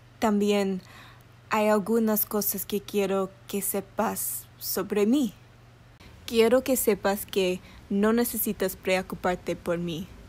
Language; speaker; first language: Spanish; early bilingual, heritage; English